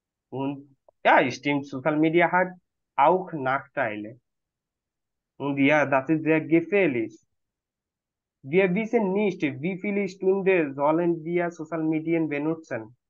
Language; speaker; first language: German; non-native, fluent; Bangla